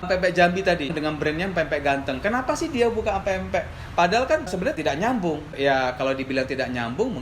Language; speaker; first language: Indonesian; native; Indonesian